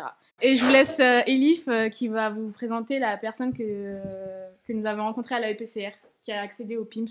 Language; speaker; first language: French; native; French